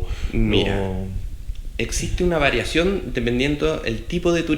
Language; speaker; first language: Spanish; native; Spanish